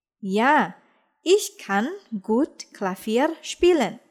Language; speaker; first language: German; non-native, fluent; Indonesian